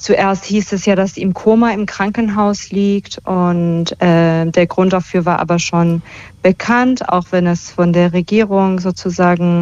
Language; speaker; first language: German; early bilingual, other home language; Persian